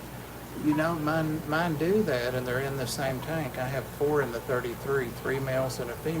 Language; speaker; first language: English; native; English